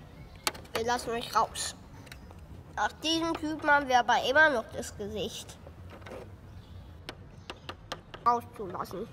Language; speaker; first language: German; native; German